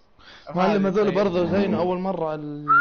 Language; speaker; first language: Arabic; native; Arabic